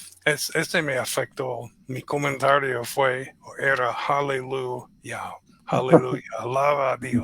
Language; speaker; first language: Spanish; non-native, fluent; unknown